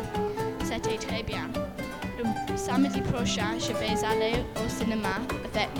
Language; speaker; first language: French; non-native, learner; English